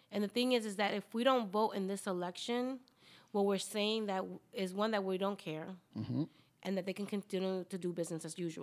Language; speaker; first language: English; early bilingual, other home language; Spanish